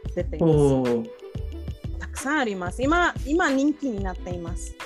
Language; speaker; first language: Japanese; non-native, fluent; Spanish